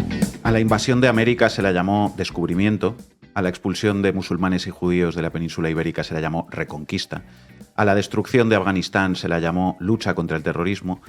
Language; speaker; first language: Spanish; native; Spanish